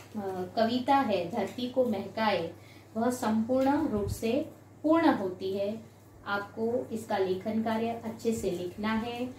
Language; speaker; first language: Hindi; non-native, local second language; Gujarati